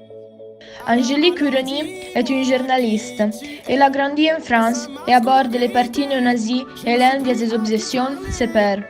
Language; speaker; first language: French; non-native, learner; Italian